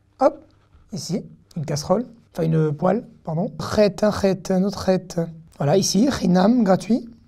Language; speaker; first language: French; native; French